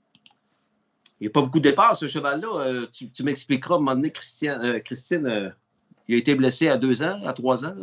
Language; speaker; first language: French; native; French